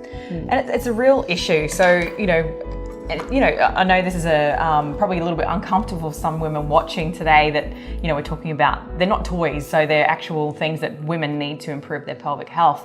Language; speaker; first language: English; native; English